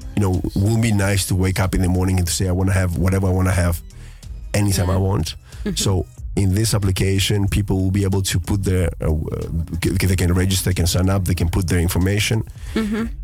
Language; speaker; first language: English; early bilingual, other home language; Greek